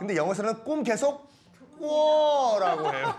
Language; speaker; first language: Korean; native; Korean